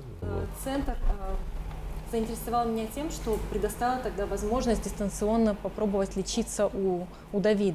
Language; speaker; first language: Russian; native; Russian